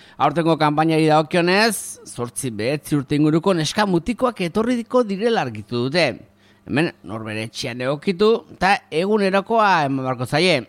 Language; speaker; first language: Basque; native; Basque